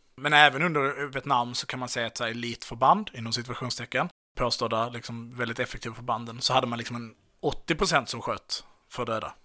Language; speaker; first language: Swedish; native; Swedish